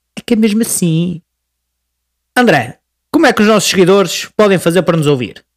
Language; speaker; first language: Portuguese; native; Portuguese